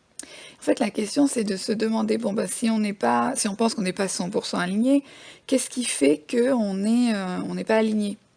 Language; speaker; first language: French; native; French